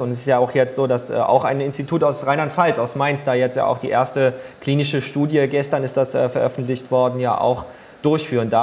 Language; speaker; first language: German; native; German